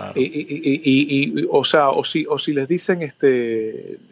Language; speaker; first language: Spanish; early bilingual, other home language; English